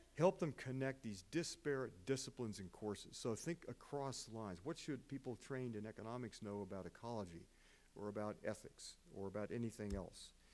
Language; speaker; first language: English; native; English